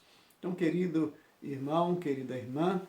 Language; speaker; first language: Portuguese; native; Portuguese